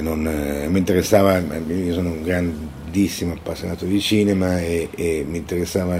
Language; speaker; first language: Italian; native; Italian